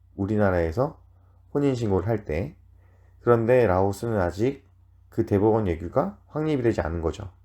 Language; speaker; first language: Korean; native; Korean